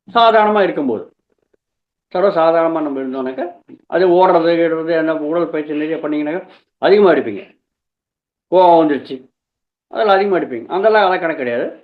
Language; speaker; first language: Tamil; non-native, local second language; Telugu